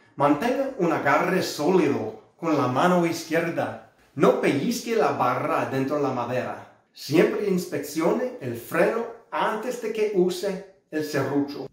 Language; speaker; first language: Spanish; non-native, learner; English